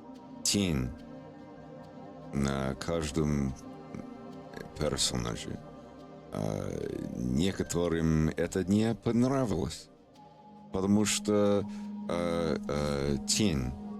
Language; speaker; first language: Russian; non-native, learner; English